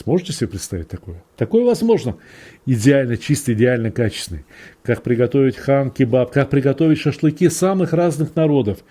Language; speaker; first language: Russian; native; Russian